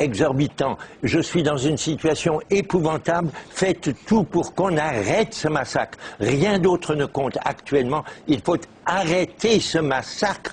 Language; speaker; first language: French; native; French